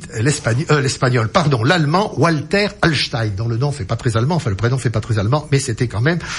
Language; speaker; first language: French; native; French